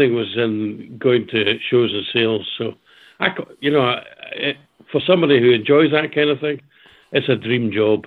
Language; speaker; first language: English; native; English